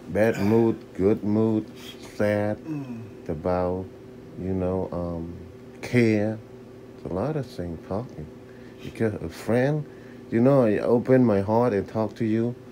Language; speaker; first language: English; non-native, learner; Khmer